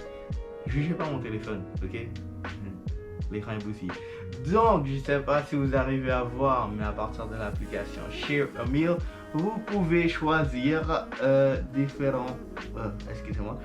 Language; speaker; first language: French; non-native, fluent; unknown